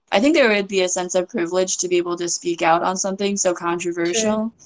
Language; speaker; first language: English; native; English